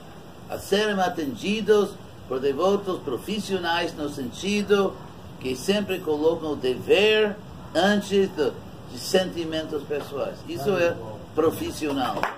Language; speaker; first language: Portuguese; non-native, fluent; English